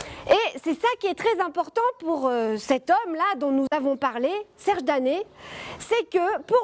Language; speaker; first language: French; native; French